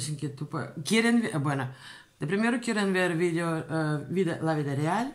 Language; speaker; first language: Spanish; non-native, learner; Russian